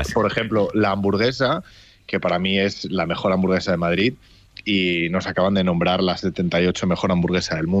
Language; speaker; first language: Spanish; native; Spanish